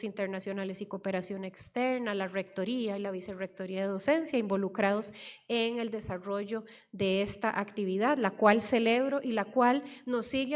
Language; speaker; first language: Spanish; native; Spanish